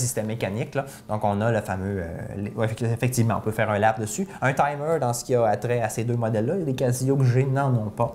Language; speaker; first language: French; native; French